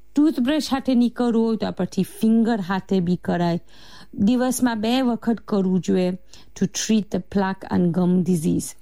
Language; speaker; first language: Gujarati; early bilingual, heritage; Gujarati